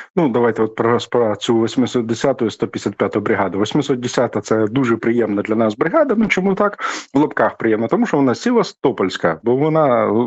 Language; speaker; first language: Ukrainian; native; Ukrainian